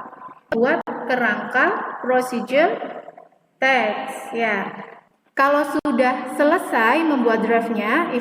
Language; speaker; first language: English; non-native, fluent; Indonesian